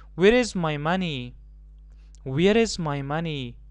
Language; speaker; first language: English; non-native, fluent; Persian